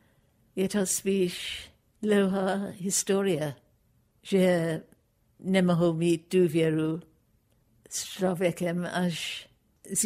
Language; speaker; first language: Czech; non-native, fluent; English